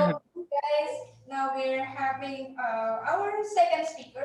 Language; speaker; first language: English; non-native, fluent; Indonesian